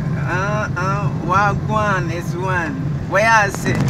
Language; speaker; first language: English; non-native, local second language; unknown